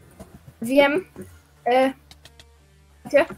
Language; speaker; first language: Polish; native; Polish